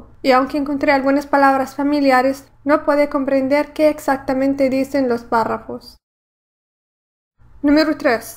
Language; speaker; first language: Spanish; non-native, fluent; Arabic